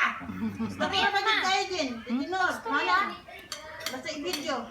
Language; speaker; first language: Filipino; non-native, local second language; Cebuano